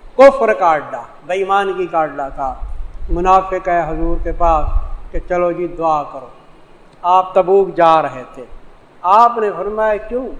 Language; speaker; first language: Urdu; non-native, local second language; Saraiki